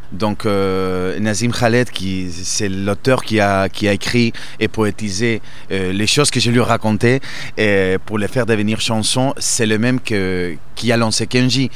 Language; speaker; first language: French; non-native, fluent; Spanish